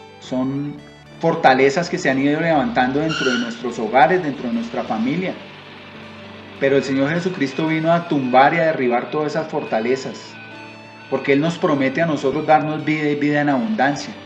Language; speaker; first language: Spanish; native; Spanish